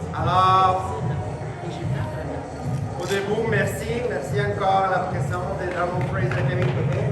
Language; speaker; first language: French; non-native, fluent; Spanish